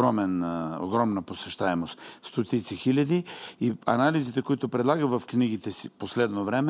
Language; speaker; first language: Bulgarian; native; Bulgarian